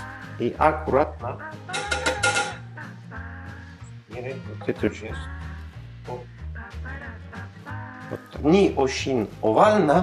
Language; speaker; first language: Russian; non-native, learner; French